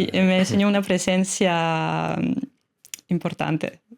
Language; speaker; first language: Spanish; non-native, fluent; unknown